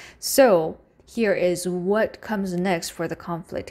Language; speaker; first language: English; non-native, fluent; Korean